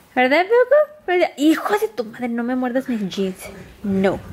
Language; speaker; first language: Spanish; early bilingual, heritage; Spanish